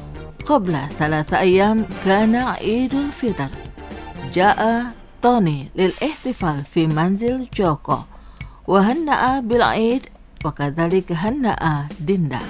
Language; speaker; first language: Arabic; non-native, fluent; Indonesian